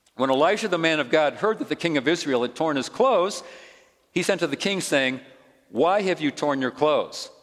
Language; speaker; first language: English; native; English